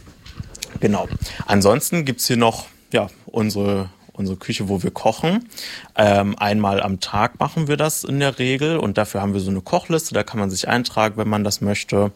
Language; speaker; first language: German; native; German